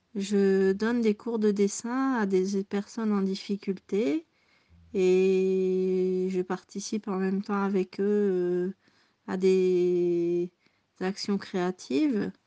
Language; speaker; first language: French; native; French